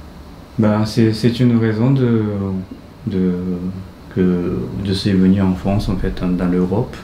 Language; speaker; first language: French; non-native, fluent; Japanese